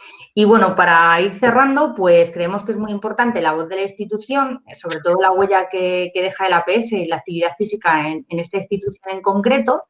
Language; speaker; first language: Spanish; native; Spanish